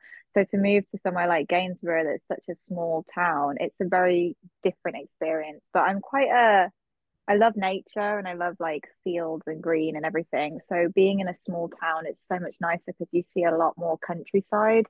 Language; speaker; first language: English; native; English